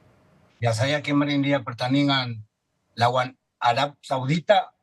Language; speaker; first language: Indonesian; non-native, fluent; Spanish